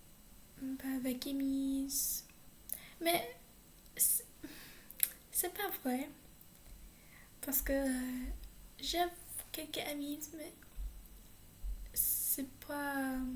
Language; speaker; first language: French; non-native, learner; English